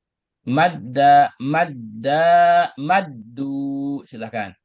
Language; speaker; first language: Arabic; non-native, fluent; Indonesian